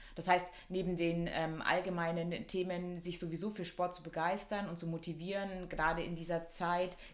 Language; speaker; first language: German; non-native, fluent; Hungarian